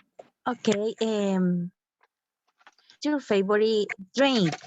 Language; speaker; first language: English; non-native, learner; Spanish